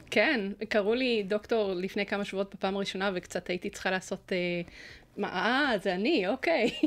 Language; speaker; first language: Hebrew; early bilingual, other home language; English